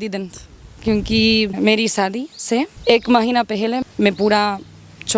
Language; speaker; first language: Hindi; non-native, learner; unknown